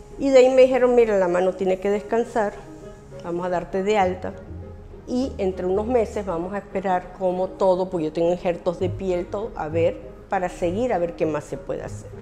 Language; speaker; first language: Spanish; early bilingual, other home language; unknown